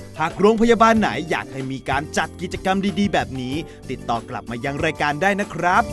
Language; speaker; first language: Thai; native; Thai